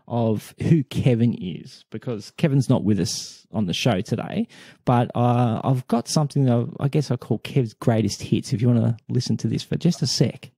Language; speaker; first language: English; native; English